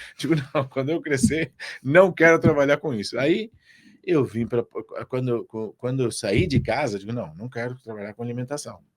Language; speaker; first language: Portuguese; early bilingual, other home language; Spanish